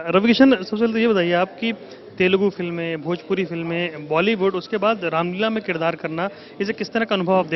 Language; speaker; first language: Hindi; native; Hindi